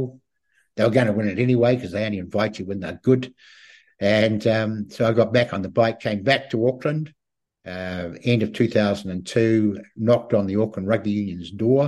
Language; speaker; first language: English; native; English